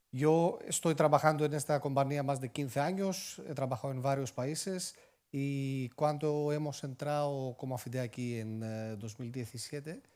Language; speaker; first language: Spanish; non-native, fluent; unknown